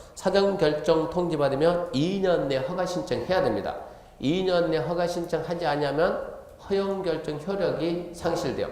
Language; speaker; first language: Korean; native; Korean